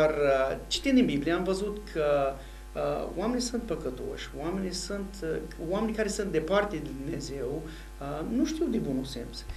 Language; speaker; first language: Romanian; non-native, fluent; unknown